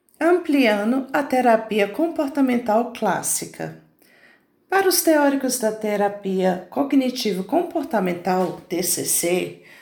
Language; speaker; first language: Portuguese; native; Portuguese